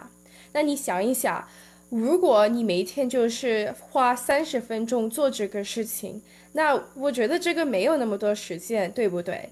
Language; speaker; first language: Chinese; early bilingual, heritage; Chinese